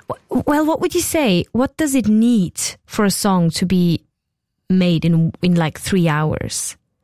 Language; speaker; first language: English; non-native, fluent; German